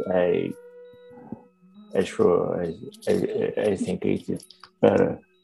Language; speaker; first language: English; non-native, learner; Japanese